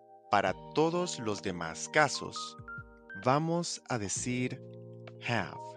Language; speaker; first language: Spanish; native; Spanish